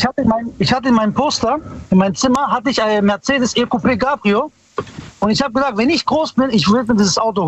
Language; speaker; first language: German; early bilingual, other home language; Italian